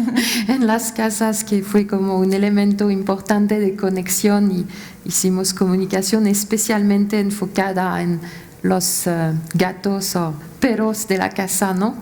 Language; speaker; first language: Spanish; non-native, fluent; French